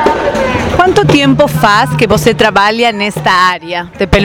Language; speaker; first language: Portuguese; non-native, fluent; Spanish